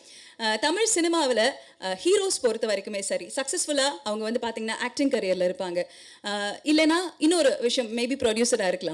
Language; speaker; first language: Tamil; native; Tamil